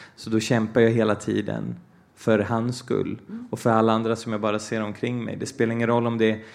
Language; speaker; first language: Swedish; early bilingual, other home language; Portuguese